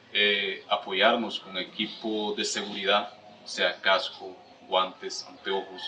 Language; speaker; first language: Spanish; native; Spanish